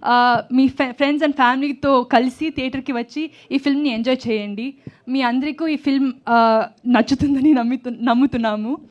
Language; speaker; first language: Telugu; non-native, learner; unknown